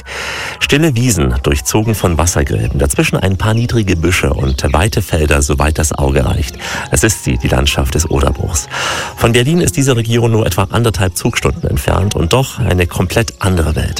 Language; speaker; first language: German; native; German